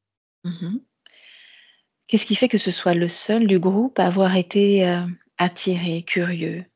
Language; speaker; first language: French; native; French